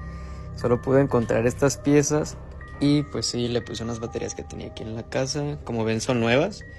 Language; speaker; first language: Spanish; native; Spanish